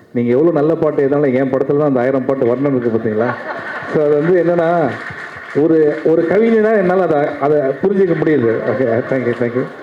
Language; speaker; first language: Tamil; native; Tamil